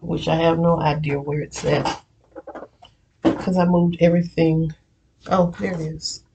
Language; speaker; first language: English; native; English